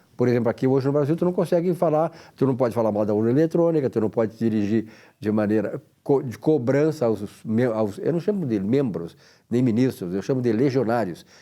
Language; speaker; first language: Portuguese; native; Portuguese